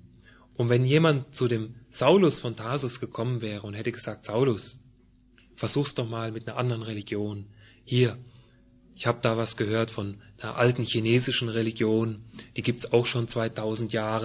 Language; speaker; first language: German; native; German